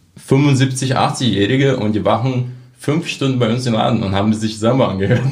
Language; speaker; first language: German; non-native, fluent; Portuguese